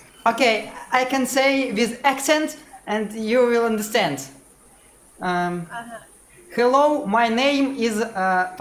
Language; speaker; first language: English; non-native, learner; Russian